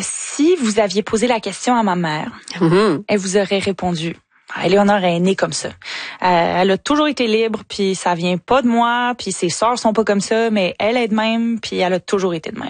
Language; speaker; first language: French; native; French